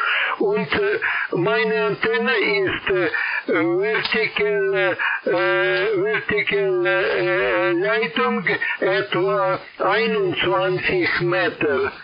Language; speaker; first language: German; non-native, learner; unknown